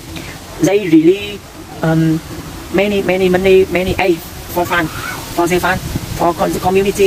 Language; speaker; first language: English; non-native, learner; Vietnamese